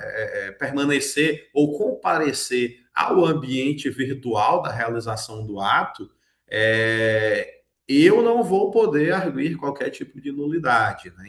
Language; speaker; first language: Portuguese; native; Portuguese